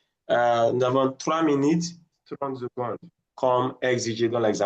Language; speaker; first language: French; non-native, fluent; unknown